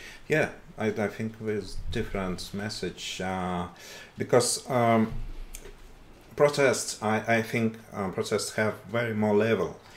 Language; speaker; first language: English; non-native, learner; Russian